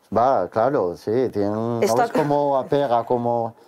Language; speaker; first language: Spanish; native; Spanish